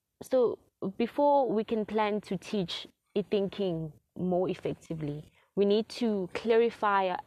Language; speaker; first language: English; non-native, local second language; Zulu